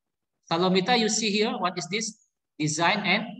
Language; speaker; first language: English; non-native, learner; Indonesian